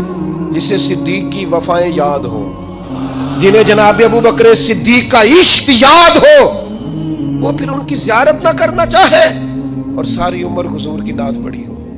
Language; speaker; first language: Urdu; non-native, local second language; Punjabi